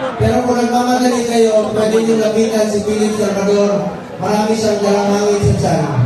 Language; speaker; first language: Filipino; non-native, local second language; Cebuano